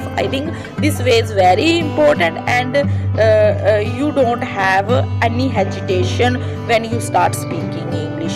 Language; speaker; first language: English; non-native, learner; Hindi